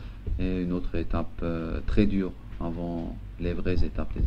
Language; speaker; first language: French; non-native, local second language; Luxembourgish